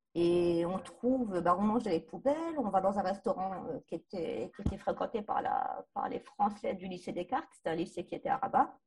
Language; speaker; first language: French; native; French